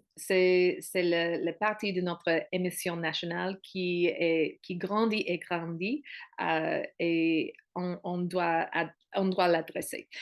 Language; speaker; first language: French; non-native, learner; English